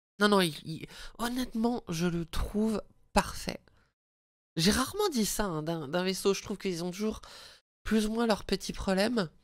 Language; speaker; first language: French; native; French